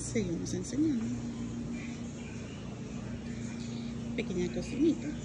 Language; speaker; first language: Spanish; early bilingual, heritage; Spanish